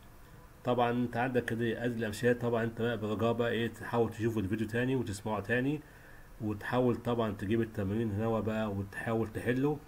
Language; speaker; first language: Arabic; native; Arabic